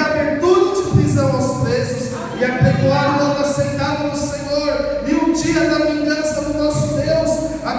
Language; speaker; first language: Portuguese; native; Portuguese